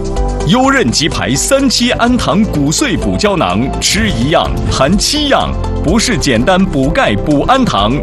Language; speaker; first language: Chinese; native; Chinese